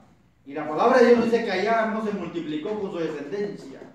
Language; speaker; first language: Spanish; native; Spanish